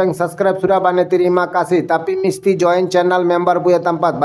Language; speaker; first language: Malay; non-native, fluent; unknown